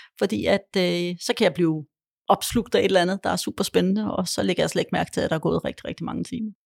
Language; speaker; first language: Danish; early bilingual, other home language; Polish